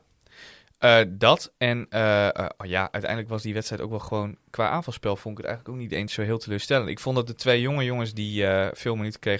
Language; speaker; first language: Dutch; native; Dutch